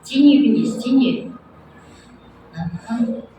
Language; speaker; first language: Russian; non-native, local second language; Kazakh